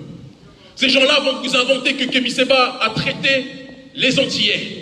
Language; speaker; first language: French; native; French